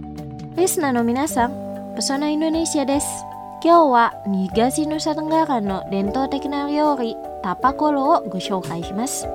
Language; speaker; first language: Japanese; non-native, fluent; Indonesian